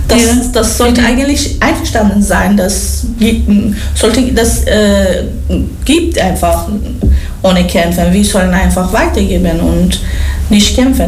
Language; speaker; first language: German; non-native, learner; Persian